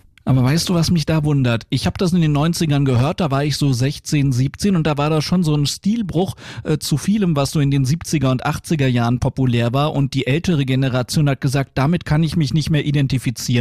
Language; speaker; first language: German; native; German